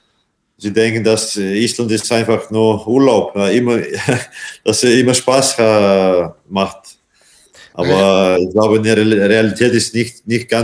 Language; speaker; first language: German; non-native, fluent; Latvian